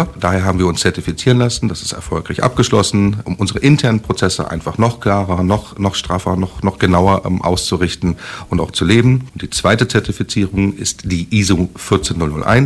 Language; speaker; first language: German; native; German